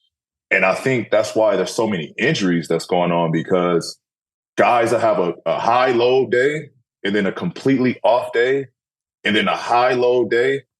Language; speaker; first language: English; native; English